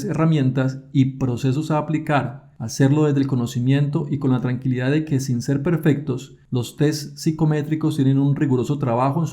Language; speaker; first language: Spanish; native; Spanish